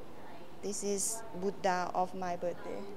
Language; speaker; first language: English; non-native, learner; Thai